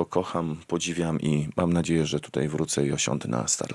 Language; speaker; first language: Polish; native; Polish